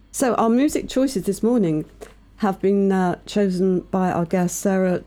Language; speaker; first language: English; native; English